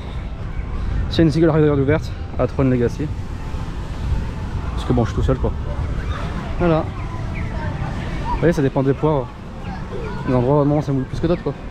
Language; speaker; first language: French; native; French